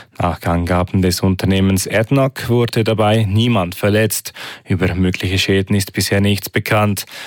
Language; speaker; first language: German; native; German